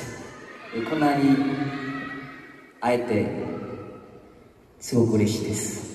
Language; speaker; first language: Japanese; non-native, learner; Korean